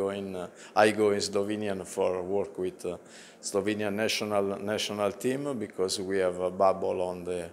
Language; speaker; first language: English; non-native, learner; Italian